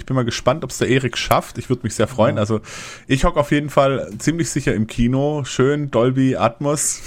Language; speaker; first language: German; native; German